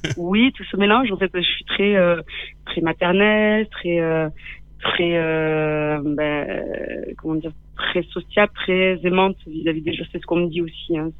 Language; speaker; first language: French; native; French